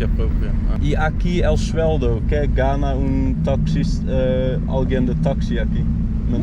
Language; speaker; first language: Spanish; non-native, learner; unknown